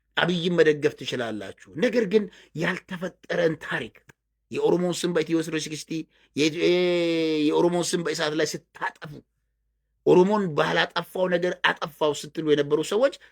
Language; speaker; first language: Amharic; non-native, local second language; Oromo